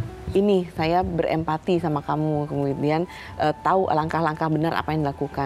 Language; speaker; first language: Indonesian; native; Indonesian